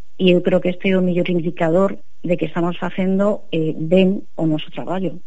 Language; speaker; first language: Galician; non-native, local second language; Spanish